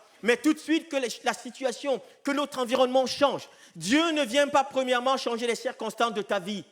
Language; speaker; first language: French; native; French